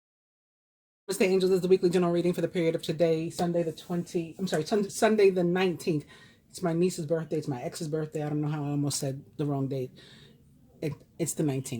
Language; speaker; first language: English; native; English